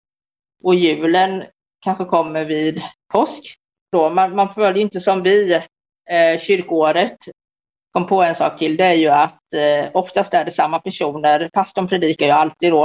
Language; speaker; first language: Swedish; native; Swedish